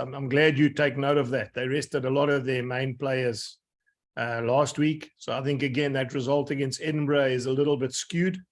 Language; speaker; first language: English; native; English